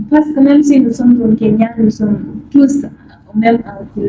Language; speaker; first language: French; non-native, learner; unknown